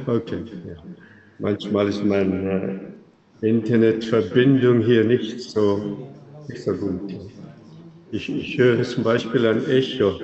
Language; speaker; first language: German; non-native, fluent; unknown